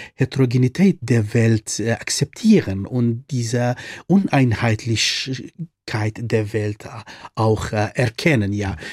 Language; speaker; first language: German; non-native, fluent; Arabic